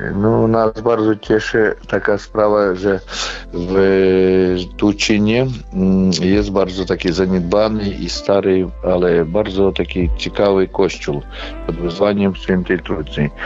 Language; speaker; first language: Polish; non-native, fluent; Ukrainian